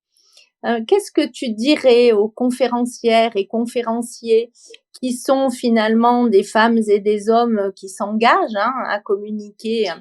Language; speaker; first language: French; native; French